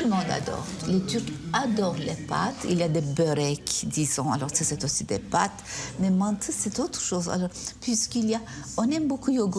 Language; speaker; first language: French; non-native, fluent; Turkish